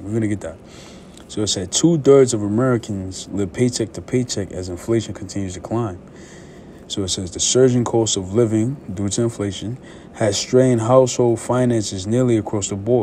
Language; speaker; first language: English; native; English